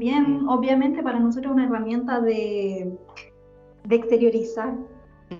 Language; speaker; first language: Spanish; native; Spanish